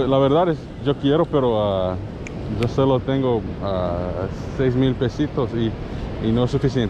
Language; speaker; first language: Spanish; non-native, learner; English